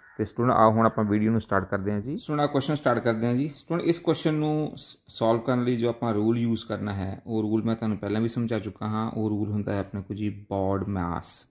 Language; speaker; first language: Hindi; non-native, local second language; Punjabi